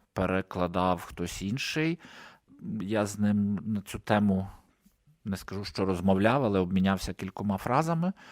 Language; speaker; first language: Ukrainian; native; Ukrainian